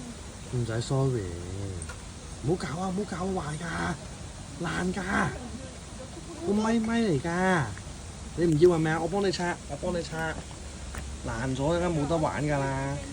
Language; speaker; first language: Cantonese; native; Cantonese